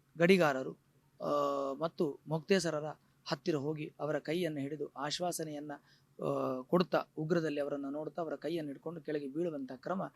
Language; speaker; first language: Kannada; non-native, local second language; Tulu